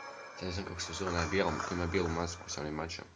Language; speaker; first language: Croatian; early bilingual, heritage; Croatian